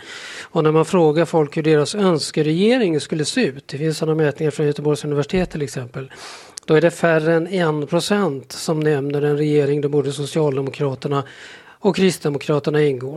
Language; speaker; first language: Swedish; native; Swedish